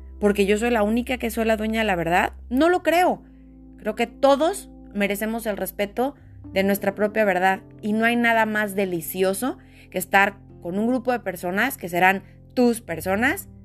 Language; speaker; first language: Spanish; native; Spanish